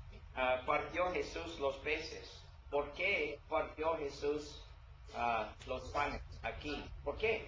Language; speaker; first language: Spanish; non-native, learner; English